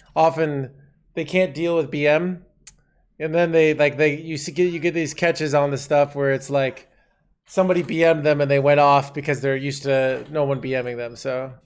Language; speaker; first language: English; native; English